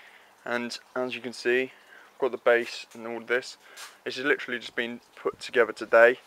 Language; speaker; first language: English; native; English